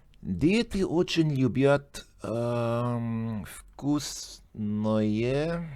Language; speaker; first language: Russian; non-native, learner; English